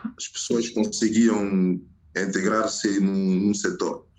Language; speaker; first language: Portuguese; non-native, fluent; French